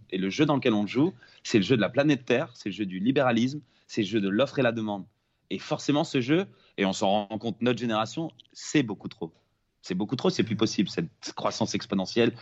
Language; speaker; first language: French; native; French